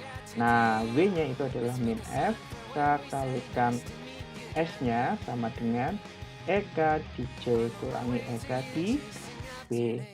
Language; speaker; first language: Indonesian; native; Indonesian